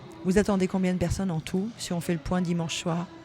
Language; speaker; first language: French; native; French